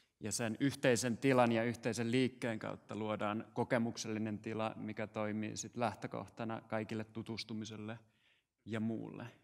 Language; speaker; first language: Finnish; native; Finnish